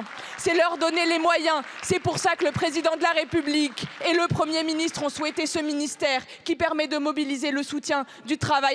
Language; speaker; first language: French; native; French